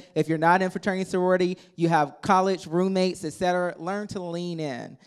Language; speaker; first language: English; native; English